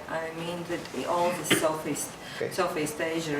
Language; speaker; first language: English; non-native, learner; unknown